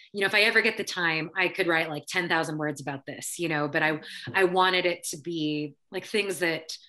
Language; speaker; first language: English; early bilingual, other home language; Filipino